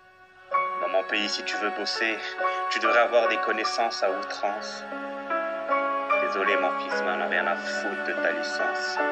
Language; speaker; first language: French; non-native, local second language; Arabic